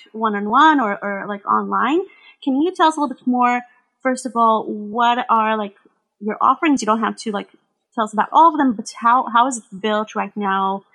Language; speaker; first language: English; non-native, fluent; Hebrew